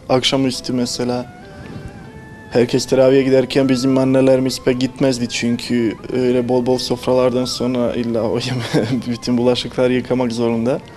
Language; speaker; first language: Turkish; non-native, fluent; Bosnian